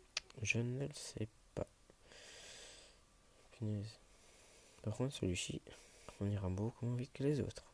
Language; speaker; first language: French; native; French